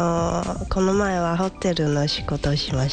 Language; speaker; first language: Japanese; non-native, learner; Chinese